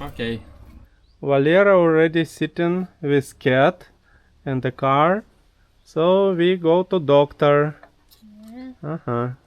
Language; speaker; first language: English; non-native, learner; Russian